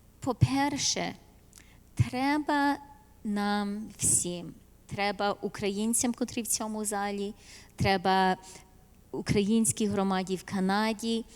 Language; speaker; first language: Ukrainian; early bilingual, heritage; Ukrainian